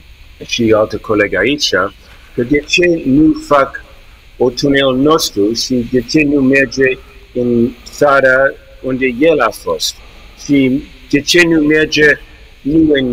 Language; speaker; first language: Romanian; early bilingual, heritage; English